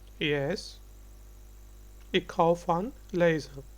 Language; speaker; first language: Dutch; non-native, learner; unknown